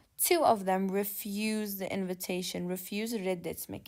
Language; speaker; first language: English; non-native, fluent; Turkish